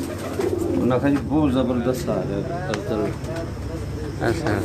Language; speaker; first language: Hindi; non-native, local second language; Punjabi